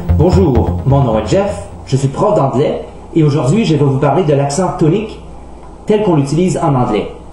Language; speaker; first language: French; native; French